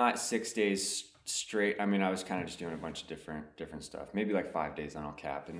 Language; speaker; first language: English; native; English